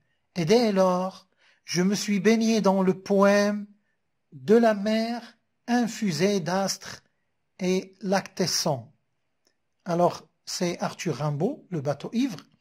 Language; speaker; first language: French; non-native, local second language; Arabic